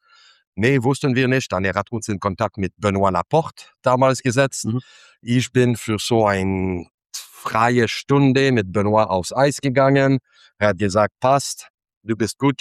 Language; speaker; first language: German; non-native, fluent; English